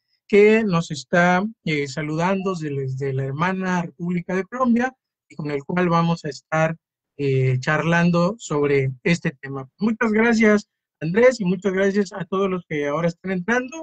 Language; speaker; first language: Spanish; native; Spanish